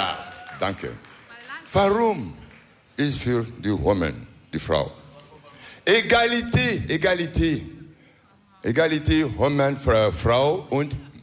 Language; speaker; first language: German; non-native, learner; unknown